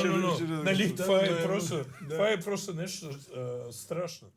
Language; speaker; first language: Bulgarian; non-native, fluent; English